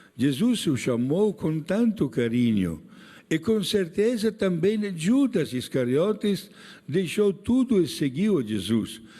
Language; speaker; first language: Portuguese; non-native, fluent; Italian